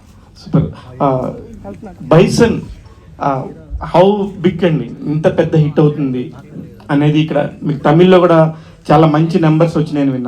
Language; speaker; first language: Telugu; native; Telugu